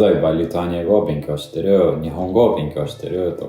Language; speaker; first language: Japanese; non-native, fluent; Lithuanian